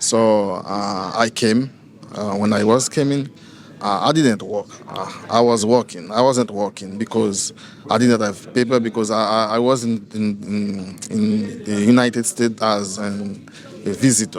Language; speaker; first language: English; non-native, learner; Haitian Creole